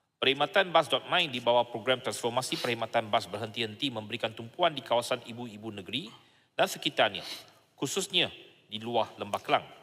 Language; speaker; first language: Malay; non-native, local second language; Chinese